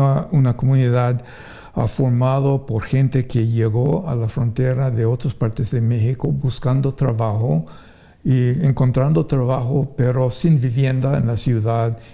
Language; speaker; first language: Spanish; non-native, fluent; English